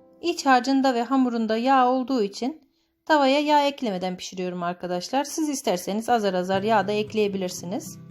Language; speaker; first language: Turkish; native; Turkish